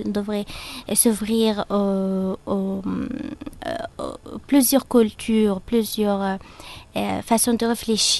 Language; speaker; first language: French; non-native, fluent; Arabic